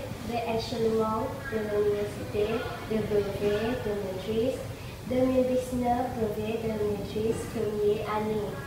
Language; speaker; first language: French; non-native, learner; Thai